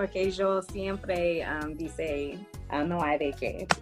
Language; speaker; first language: Spanish; early bilingual, heritage; English